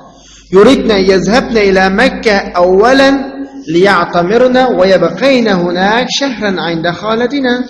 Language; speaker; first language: Arabic; non-native, fluent; Uyghur